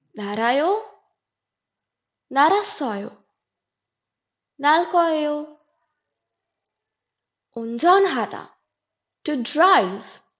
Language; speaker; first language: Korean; non-native, fluent; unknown